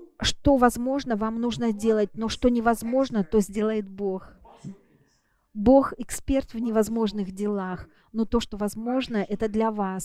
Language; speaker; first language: Russian; non-native, fluent; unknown